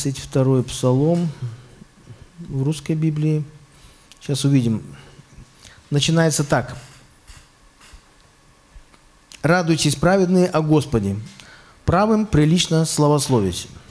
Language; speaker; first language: Russian; native; Russian